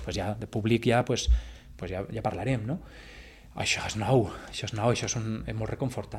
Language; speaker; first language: Catalan; native; Catalan